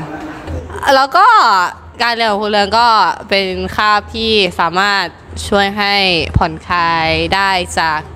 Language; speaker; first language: Thai; native; Thai